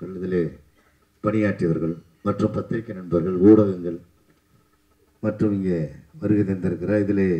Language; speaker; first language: Tamil; native; Tamil